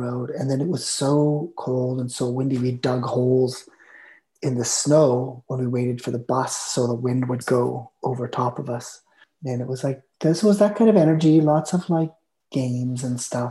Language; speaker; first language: English; native; English